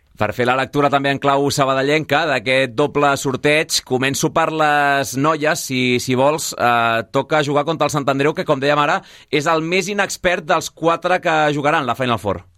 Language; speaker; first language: Catalan; native; Catalan